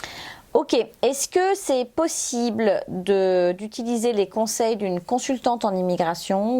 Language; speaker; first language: French; native; French